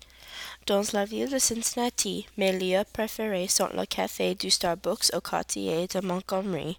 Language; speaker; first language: French; non-native, learner; English